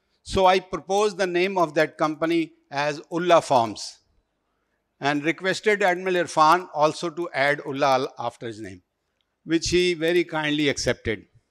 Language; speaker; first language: English; non-native, local second language; Urdu